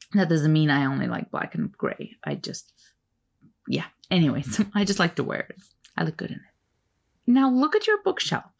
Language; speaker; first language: English; non-native, fluent; Turkish